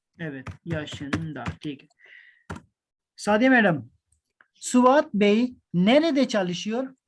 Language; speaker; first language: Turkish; non-native, fluent; Urdu